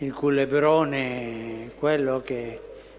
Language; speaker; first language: Italian; early bilingual, heritage; Spanish